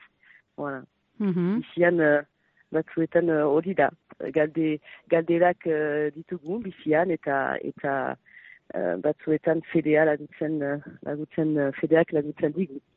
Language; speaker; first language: Basque; non-native, local second language; French